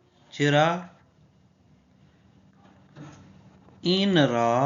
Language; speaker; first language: Persian; non-native, fluent; Urdu